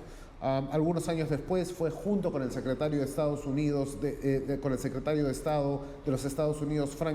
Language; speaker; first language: Spanish; native; Spanish